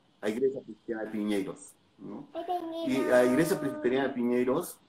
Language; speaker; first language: Portuguese; non-native, learner; Spanish